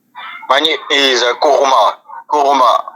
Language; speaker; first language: English; non-native, learner; French